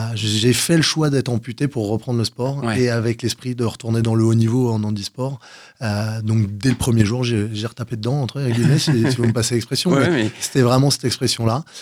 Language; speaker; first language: French; native; French